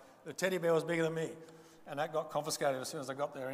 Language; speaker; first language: English; non-native, local second language; Bemba